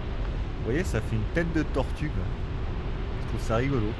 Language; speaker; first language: French; native; French